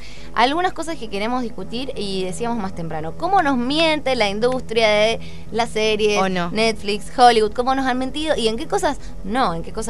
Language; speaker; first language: Spanish; native; Spanish